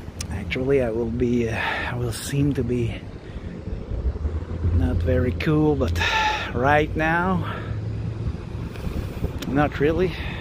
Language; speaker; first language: English; non-native, fluent; French